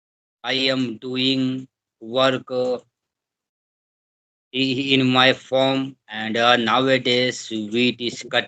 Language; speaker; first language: English; non-native, learner; Hindi